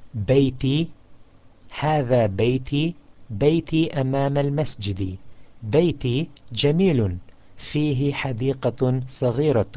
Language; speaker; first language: Arabic; non-native, fluent; English